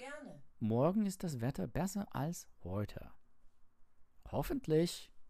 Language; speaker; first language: German; non-native, learner; English